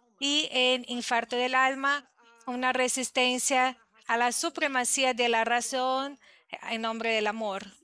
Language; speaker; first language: Spanish; non-native, fluent; Portuguese